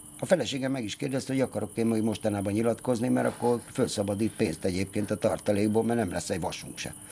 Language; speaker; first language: Hungarian; native; Hungarian